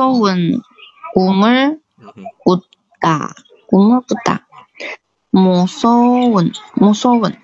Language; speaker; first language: Korean; non-native, learner; Chinese